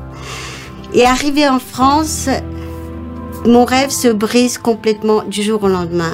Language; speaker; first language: French; non-native, local second language; Morisyen